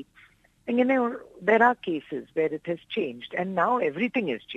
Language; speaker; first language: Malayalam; non-native, local second language; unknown